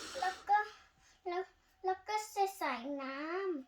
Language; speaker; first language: Thai; early bilingual, heritage; Thai